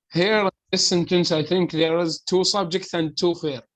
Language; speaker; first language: English; non-native, learner; Arabic